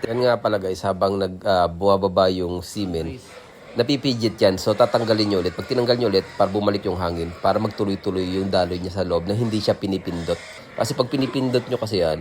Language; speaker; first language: Filipino; native; Filipino